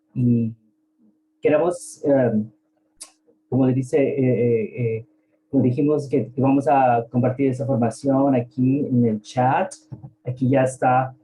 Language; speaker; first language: Spanish; early bilingual, heritage; Spanish